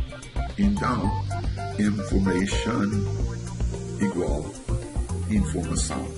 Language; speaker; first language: Portuguese; non-native, learner; English